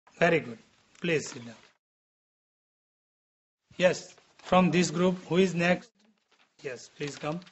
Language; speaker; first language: English; non-native, local second language; Gujarati